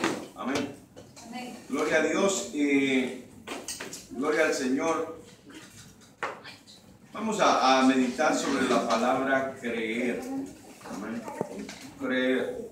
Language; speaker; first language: Spanish; native; Spanish